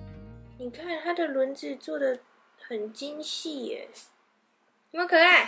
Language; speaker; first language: Chinese; native; Chinese